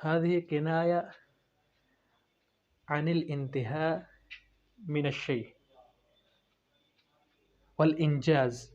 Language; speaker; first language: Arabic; non-native, fluent; Urdu